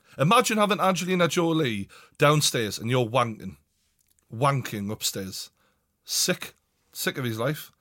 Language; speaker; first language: English; native; English